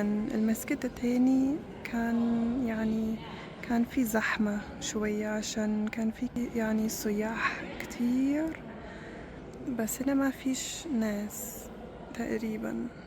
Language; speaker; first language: Arabic; non-native, fluent; German